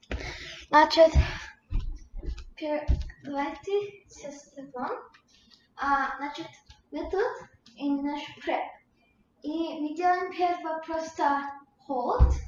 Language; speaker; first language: Russian; early bilingual, heritage; Russian